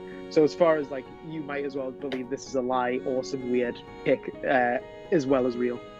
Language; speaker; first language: English; native; English